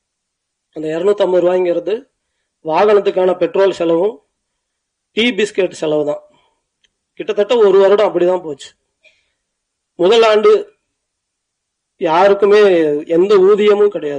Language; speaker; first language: Tamil; native; Tamil